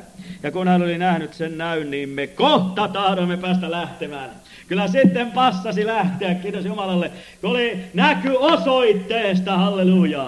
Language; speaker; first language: Finnish; native; Finnish